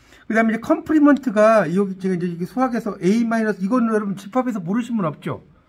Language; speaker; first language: Korean; native; Korean